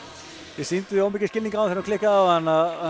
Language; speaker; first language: Icelandic; native; Icelandic